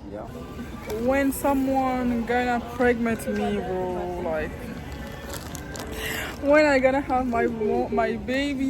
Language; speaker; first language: English; non-native, learner; Haitian Creole